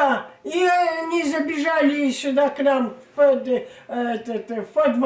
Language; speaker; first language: Russian; native; Russian